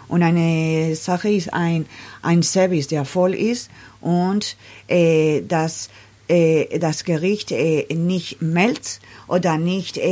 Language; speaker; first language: German; non-native, learner; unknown